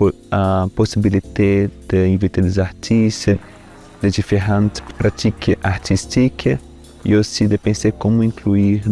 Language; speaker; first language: French; non-native, fluent; Portuguese